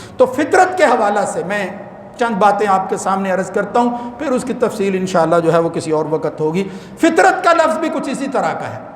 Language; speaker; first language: Urdu; non-native, local second language; Punjabi